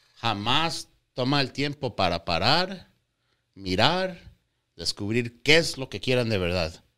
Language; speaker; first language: Spanish; early bilingual, heritage; Spanish